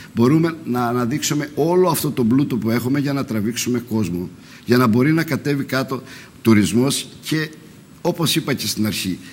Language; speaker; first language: Greek; native; Greek